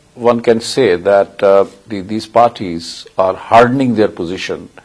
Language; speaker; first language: English; non-native, local second language; Urdu